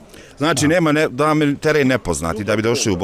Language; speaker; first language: Croatian; native; Croatian